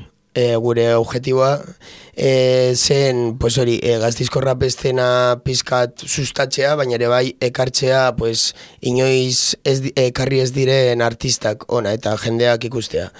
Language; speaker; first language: Basque; non-native, local second language; Spanish